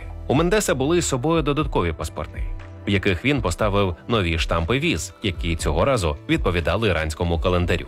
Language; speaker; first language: Ukrainian; native; Ukrainian